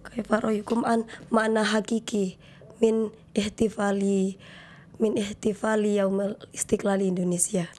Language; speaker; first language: Arabic; non-native, learner; Indonesian